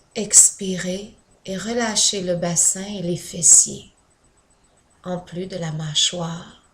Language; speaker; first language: French; native; French